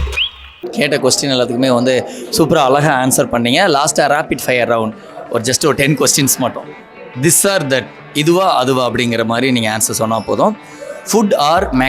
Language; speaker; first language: Tamil; native; Tamil